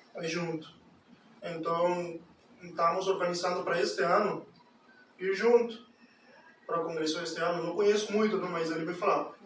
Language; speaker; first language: Portuguese; non-native, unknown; Spanish